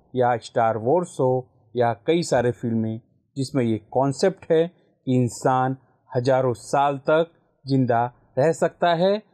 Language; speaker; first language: Hindi; non-native, local second language; Gujarati